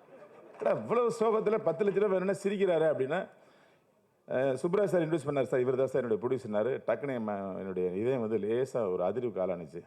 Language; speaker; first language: Tamil; native; Tamil